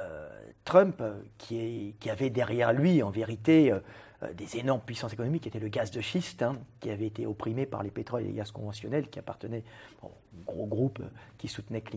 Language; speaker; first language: French; native; French